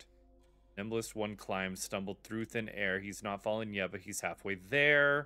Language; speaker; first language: English; native; English